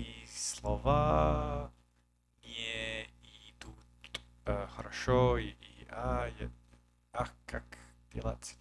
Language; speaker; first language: Russian; non-native, learner; English